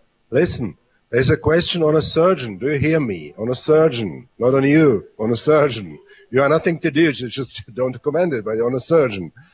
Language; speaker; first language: English; non-native, fluent; Czech